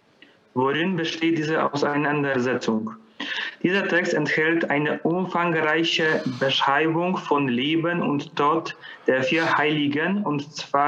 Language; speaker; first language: German; non-native, fluent; Polish